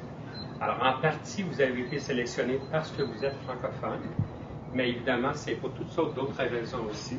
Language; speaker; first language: French; native; French